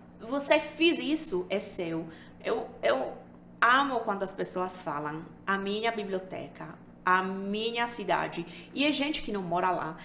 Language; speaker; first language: Portuguese; non-native, fluent; Italian